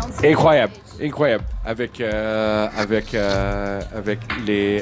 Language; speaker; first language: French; non-native, learner; English